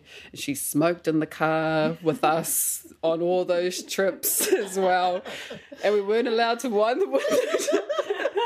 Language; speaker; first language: English; non-native, local second language; Māori